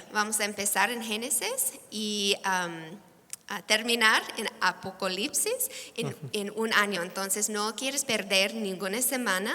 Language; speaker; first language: Spanish; non-native, fluent; English